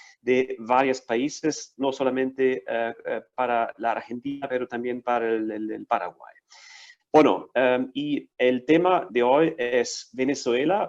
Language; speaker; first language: Spanish; non-native, fluent; German